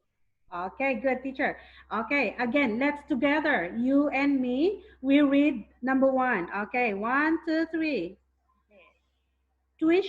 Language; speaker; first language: English; non-native, fluent; Thai